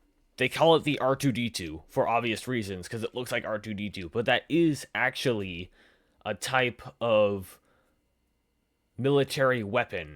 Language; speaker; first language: English; native; English